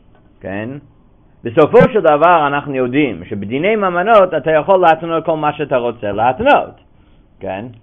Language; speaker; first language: Hebrew; non-native, fluent; English